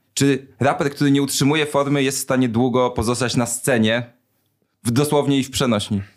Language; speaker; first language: Polish; native; Polish